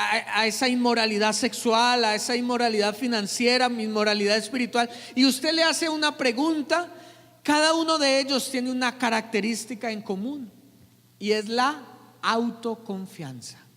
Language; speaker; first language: Spanish; native; Spanish